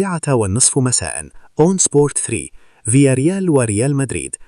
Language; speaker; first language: Arabic; native; Arabic